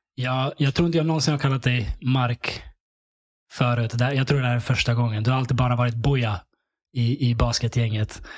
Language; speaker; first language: Swedish; early bilingual, other home language; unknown